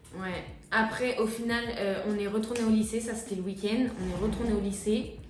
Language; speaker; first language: French; early bilingual, other home language; Malagasy